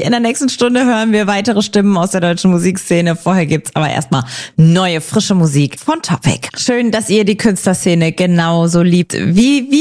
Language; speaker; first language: German; native; German